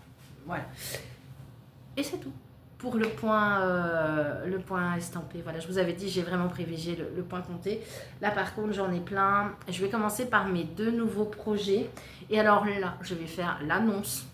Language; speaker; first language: French; native; French